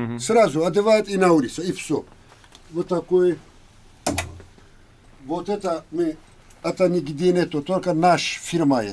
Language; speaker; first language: Russian; non-native, learner; Turkish